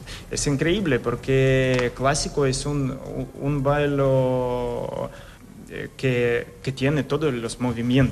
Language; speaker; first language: Spanish; non-native, learner; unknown